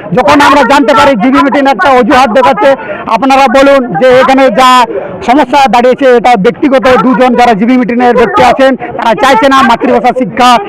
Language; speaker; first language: Bangla; non-native, local second language; Santali